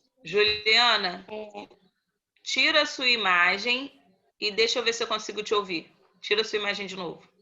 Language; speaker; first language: Portuguese; native; Portuguese